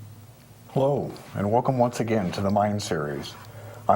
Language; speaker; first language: English; native; English